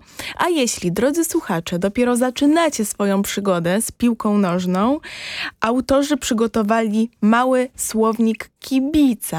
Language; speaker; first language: Polish; native; Polish